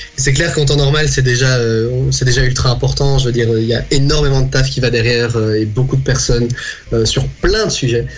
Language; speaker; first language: French; native; French